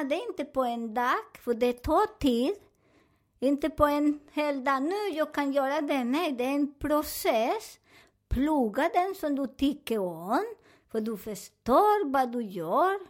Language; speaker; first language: Swedish; non-native, learner; Spanish